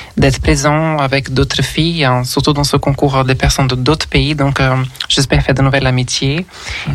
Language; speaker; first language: French; non-native, fluent; Portuguese